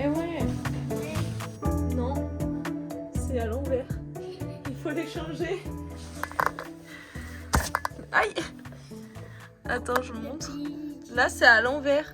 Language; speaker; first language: French; native; French